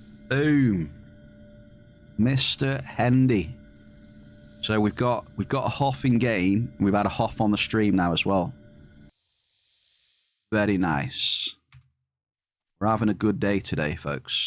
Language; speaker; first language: English; native; English